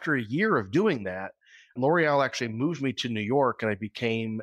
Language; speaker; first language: English; native; English